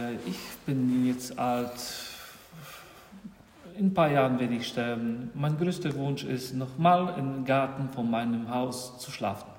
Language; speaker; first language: German; non-native, fluent; Polish